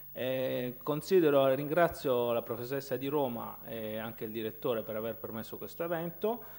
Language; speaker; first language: Italian; native; Italian